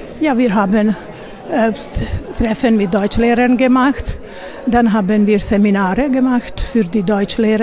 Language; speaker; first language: German; non-native, fluent; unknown